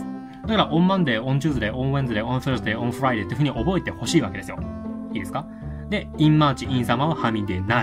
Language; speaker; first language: Japanese; native; Japanese